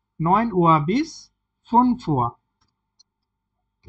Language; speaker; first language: German; non-native, learner; Bangla